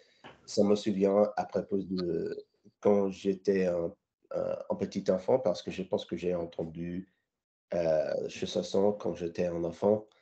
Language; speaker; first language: French; non-native, learner; English